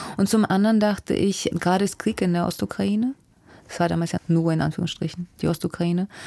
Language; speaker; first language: German; early bilingual, other home language; Russian